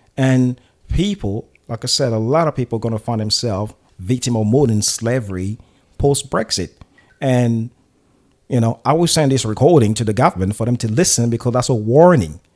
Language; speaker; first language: English; non-native, fluent; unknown